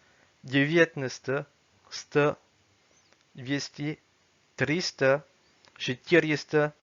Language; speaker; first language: Russian; non-native, fluent; French